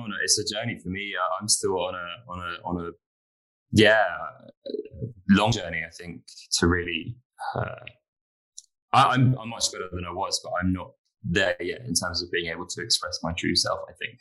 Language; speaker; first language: English; native; English